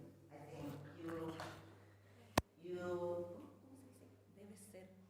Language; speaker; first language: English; non-native, learner; Spanish